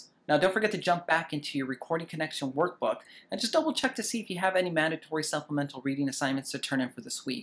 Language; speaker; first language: English; native; English